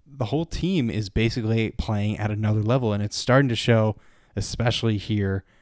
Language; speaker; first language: English; native; English